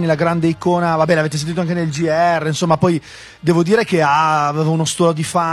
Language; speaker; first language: Italian; native; Italian